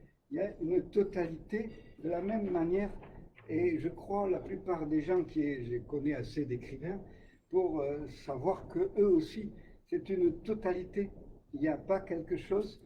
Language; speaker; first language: French; native; French